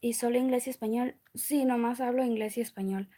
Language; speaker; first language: Spanish; early bilingual, other home language; English